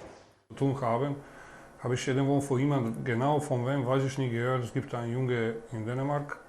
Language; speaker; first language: German; non-native, fluent; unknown